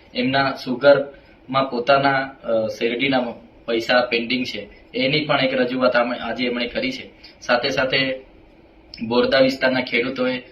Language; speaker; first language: Gujarati; non-native, local second language; Vasavi